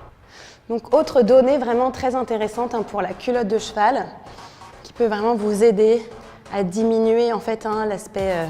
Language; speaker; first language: French; native; French